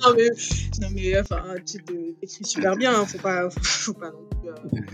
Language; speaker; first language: French; non-native, local second language; Wolof